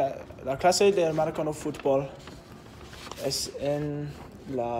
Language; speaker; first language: Spanish; non-native, learner; English